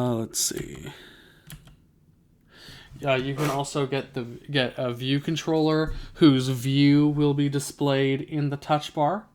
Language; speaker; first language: English; native; English